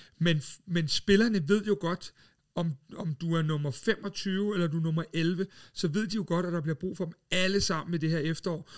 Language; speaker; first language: Danish; native; Danish